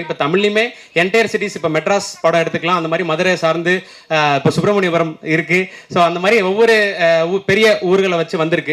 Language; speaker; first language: Tamil; native; Tamil